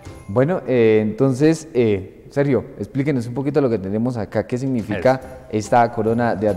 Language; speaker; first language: Spanish; native; Spanish